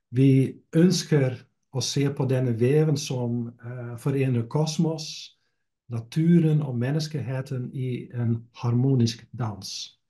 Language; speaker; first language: Norwegian; non-native, fluent; Dutch